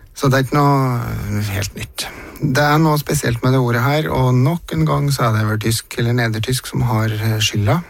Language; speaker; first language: Norwegian; native; Norwegian